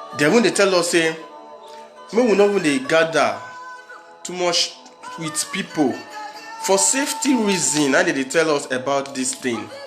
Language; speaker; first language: Nigerian Pidgin; native; Nigerian Pidgin